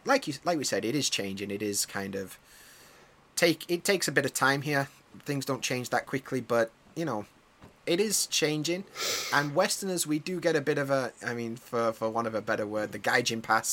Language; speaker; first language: English; native; English